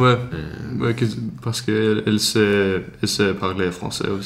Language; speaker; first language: French; non-native, learner; Swedish